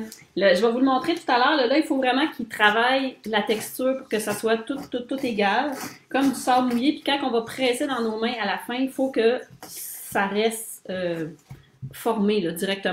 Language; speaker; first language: French; native; French